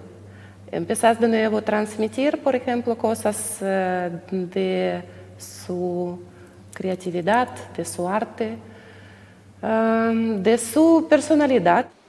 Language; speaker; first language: Spanish; non-native, learner; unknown